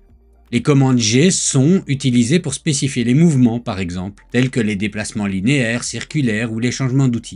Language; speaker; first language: French; native; French